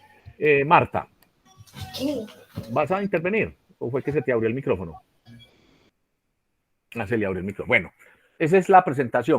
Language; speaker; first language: Spanish; native; Spanish